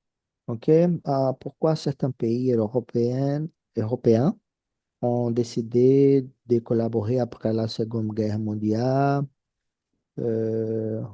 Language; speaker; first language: French; non-native, fluent; Portuguese